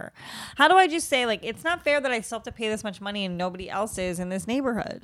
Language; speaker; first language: English; native; English